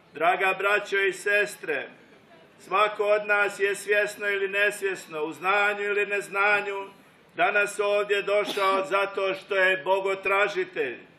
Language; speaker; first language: Serbian; native; Serbian